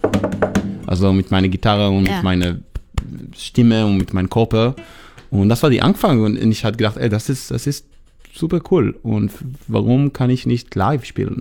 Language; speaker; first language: German; non-native, fluent; Hebrew